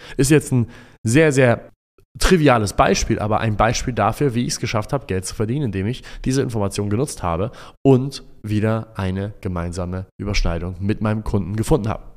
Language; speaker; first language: German; early bilingual, other home language; Arabic